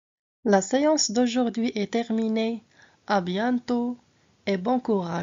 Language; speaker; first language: French; non-native, local second language; Arabic